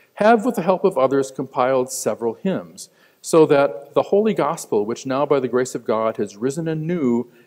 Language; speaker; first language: English; native; English